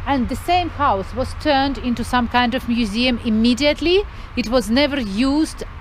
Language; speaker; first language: English; non-native, fluent; Russian